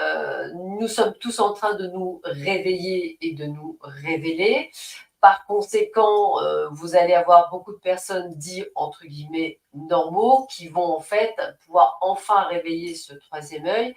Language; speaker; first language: French; native; French